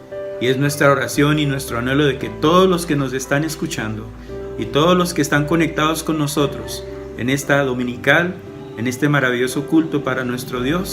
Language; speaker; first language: Spanish; native; Spanish